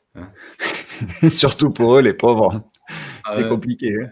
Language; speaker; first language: French; native; French